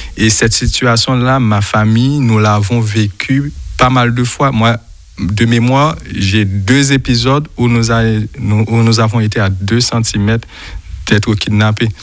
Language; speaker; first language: French; non-native, local second language; Haitian Creole